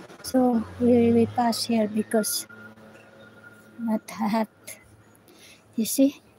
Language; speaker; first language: English; non-native, local second language; Filipino